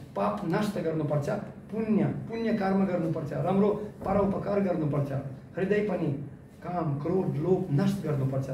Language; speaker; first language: Nepali; non-native, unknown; Russian